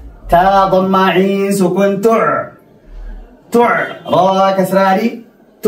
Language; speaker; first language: Arabic; non-native, fluent; Oromo